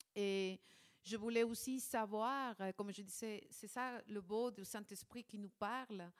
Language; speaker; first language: French; non-native, fluent; Spanish